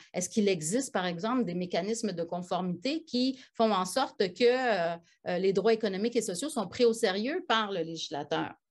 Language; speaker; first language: French; native; French